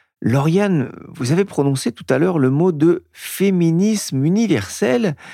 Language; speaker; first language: French; native; French